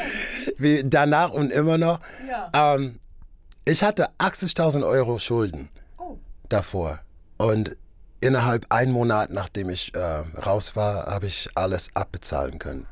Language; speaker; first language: German; non-native, fluent; English